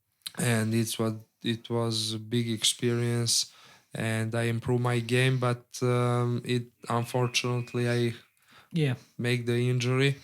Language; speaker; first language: English; non-native, learner; Serbian